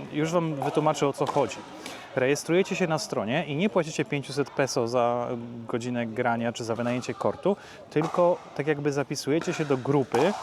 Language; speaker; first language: Polish; native; Polish